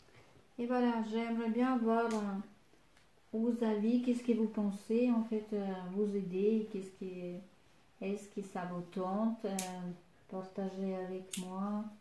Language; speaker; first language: French; non-native, fluent; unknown